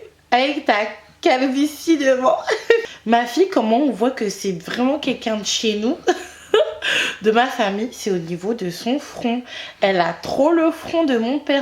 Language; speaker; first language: French; native; French